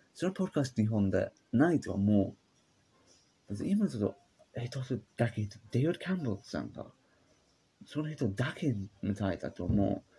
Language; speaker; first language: Japanese; non-native, learner; English